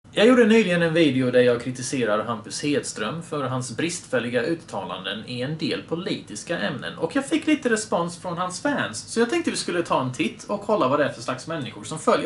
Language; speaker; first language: Swedish; early bilingual, other home language; Bosnian